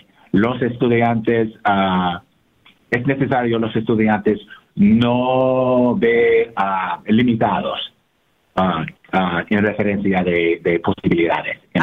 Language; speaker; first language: Spanish; non-native, learner; English